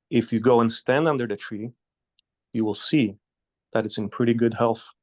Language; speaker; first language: English; non-native, fluent; Polish